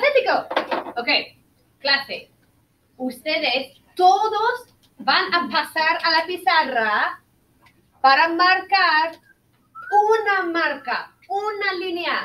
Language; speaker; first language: Spanish; non-native, fluent; English